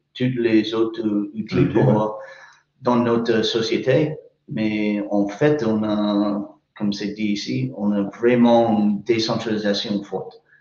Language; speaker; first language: French; non-native, fluent; English